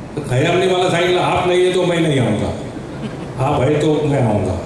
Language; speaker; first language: Hindi; non-native, local second language; Marathi